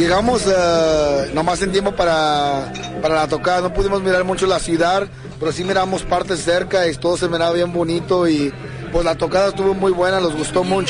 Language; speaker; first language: Spanish; early bilingual, heritage; English